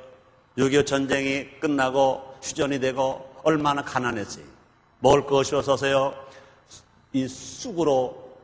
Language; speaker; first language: Korean; native; Korean